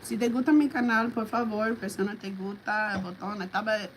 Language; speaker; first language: Spanish; non-native, learner; English